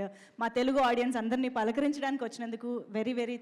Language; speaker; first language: Telugu; native; Telugu